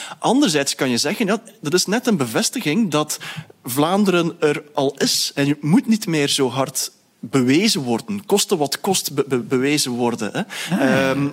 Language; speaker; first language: Dutch; native; Dutch